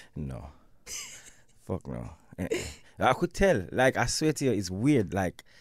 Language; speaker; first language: English; non-native, local second language; Jamaican Creole English